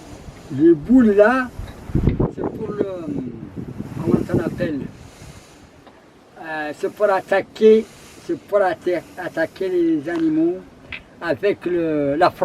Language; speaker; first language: French; non-native, learner; Arabic